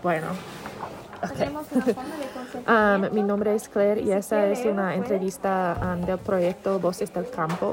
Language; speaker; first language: Spanish; non-native, learner; English